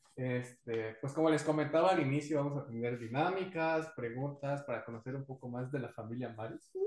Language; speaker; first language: Spanish; native; Spanish